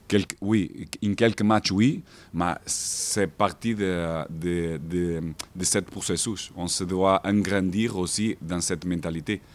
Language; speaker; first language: French; non-native, fluent; Portuguese